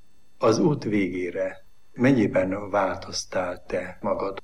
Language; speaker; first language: Hungarian; native; Hungarian